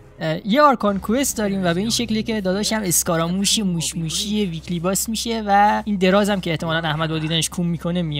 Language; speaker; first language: Persian; native; Persian